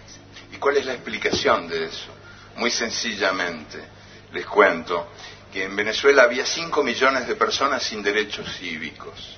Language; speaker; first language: Spanish; native; Spanish